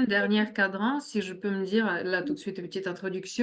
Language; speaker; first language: French; non-native, fluent; Russian